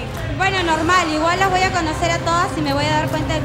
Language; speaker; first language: Spanish; native; Spanish